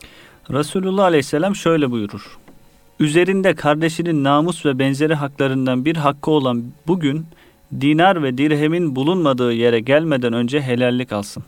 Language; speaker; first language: Turkish; native; Turkish